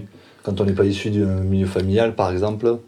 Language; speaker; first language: French; native; French